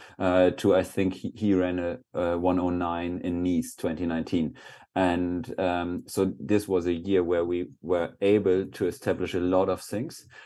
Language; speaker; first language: English; non-native, fluent; German